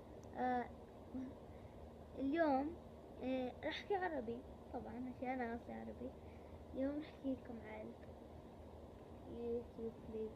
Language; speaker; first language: Arabic; early bilingual, heritage; Arabic